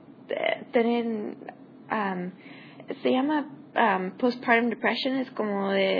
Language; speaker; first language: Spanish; non-native, learner; English